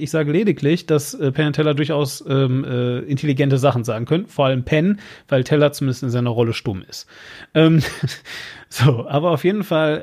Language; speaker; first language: German; native; German